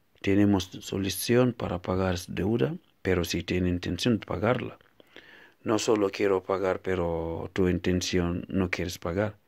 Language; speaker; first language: Spanish; non-native, learner; Fula